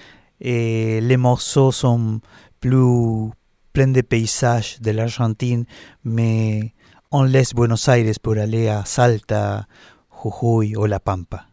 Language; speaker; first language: French; non-native, learner; Spanish